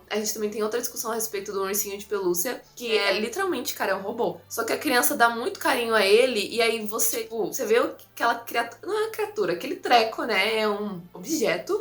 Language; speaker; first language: Portuguese; native; Portuguese